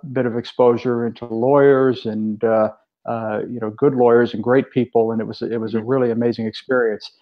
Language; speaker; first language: English; native; English